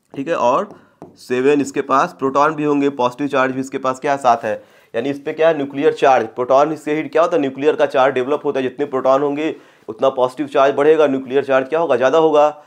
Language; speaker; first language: Hindi; native; Hindi